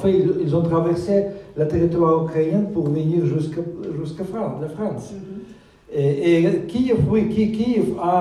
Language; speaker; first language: French; non-native, fluent; Russian